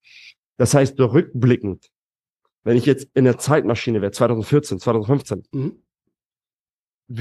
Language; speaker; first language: German; native; German